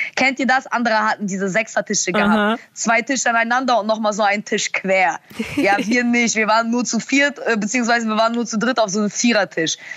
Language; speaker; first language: German; early bilingual, other home language; Russian